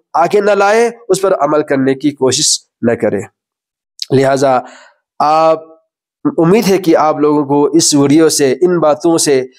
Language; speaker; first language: Urdu; non-native, local second language; Balti